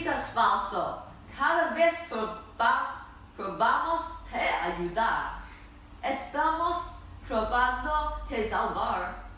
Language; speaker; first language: Spanish; non-native, learner; English